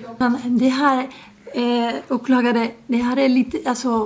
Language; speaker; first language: Swedish; non-native, fluent; Spanish